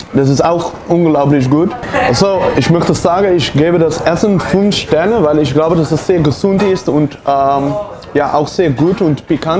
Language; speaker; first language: German; non-native, learner; Dutch